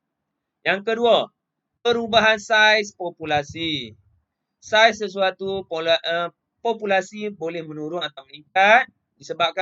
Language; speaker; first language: Malay; native; Malay